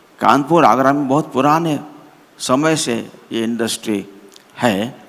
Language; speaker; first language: Hindi; non-native, local second language; Marathi